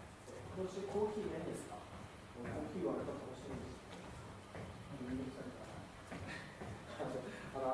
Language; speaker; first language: Japanese; native; Japanese